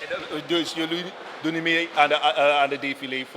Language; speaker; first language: Dutch; native; Dutch